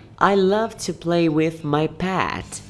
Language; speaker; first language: English; non-native, fluent; Portuguese